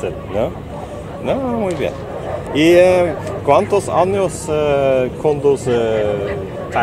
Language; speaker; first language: Spanish; non-native, learner; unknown